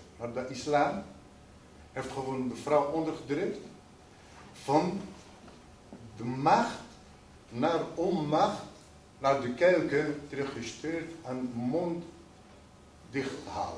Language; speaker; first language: Dutch; non-native, fluent; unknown